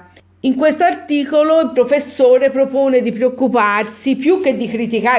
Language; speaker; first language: Italian; native; Italian